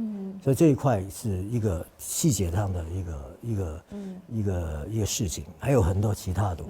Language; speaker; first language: Chinese; non-native, fluent; Cantonese